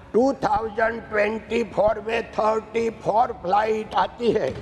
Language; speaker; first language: Hindi; non-native, local second language; Gujarati